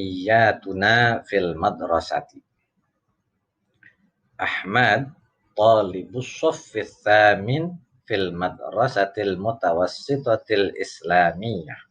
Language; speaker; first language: Arabic; non-native, fluent; Indonesian